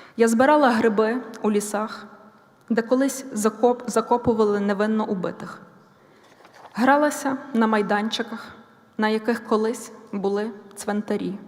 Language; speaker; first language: Ukrainian; native; Ukrainian